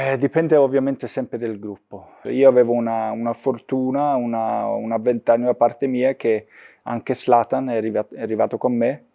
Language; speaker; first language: Italian; non-native, fluent; Danish